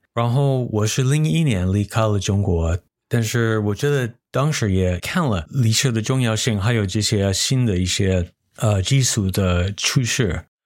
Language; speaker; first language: Chinese; non-native, fluent; English